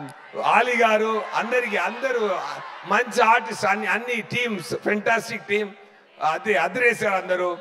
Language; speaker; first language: Telugu; non-native, fluent; Tamil